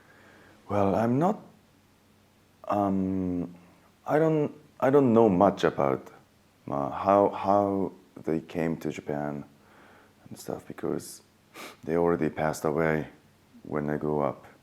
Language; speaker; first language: English; non-native, fluent; Japanese